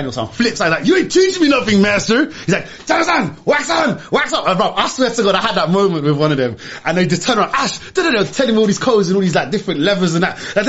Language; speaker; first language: English; non-native, local second language; Arabic